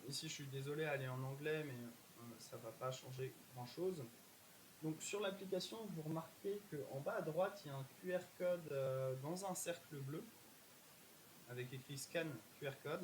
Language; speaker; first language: French; native; French